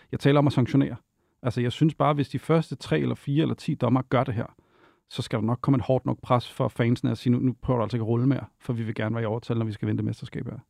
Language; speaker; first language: Danish; native; Danish